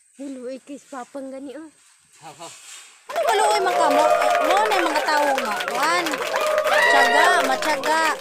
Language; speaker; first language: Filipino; non-native, local second language; Cebuano